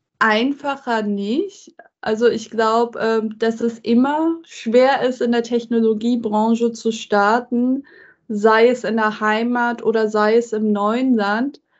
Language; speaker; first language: German; early bilingual, other home language; Persian